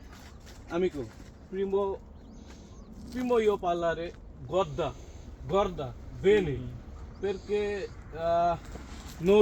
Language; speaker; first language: Italian; non-native, learner; Bangla